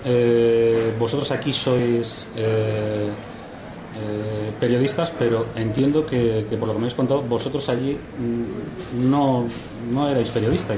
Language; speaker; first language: Spanish; native; Spanish